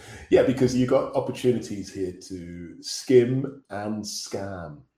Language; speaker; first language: English; native; English